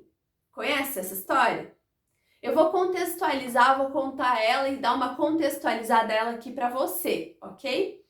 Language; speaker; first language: Portuguese; native; Portuguese